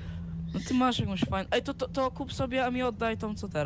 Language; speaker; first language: Polish; native; Polish